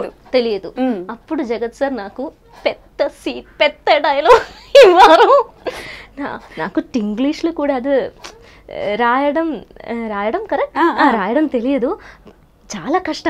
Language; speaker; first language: Telugu; non-native, learner; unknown